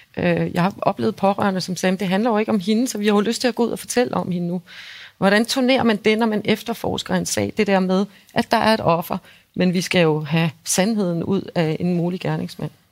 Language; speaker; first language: Danish; native; Danish